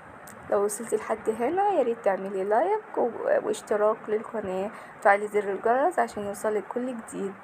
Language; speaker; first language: Arabic; native; Arabic